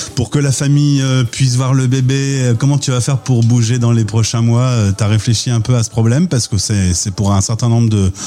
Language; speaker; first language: French; non-native, fluent; Portuguese